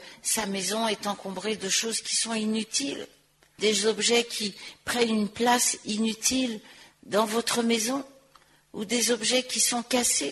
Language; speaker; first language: French; native; French